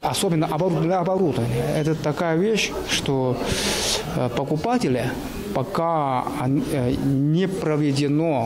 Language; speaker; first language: Russian; non-native, fluent; Chinese